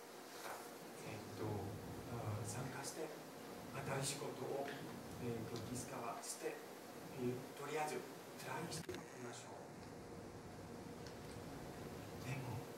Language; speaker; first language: Japanese; non-native, fluent; French